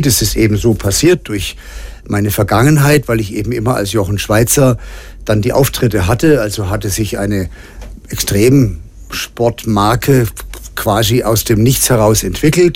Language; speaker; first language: German; native; German